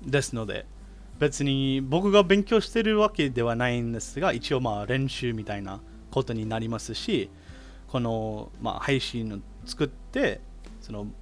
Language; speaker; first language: Japanese; non-native, fluent; English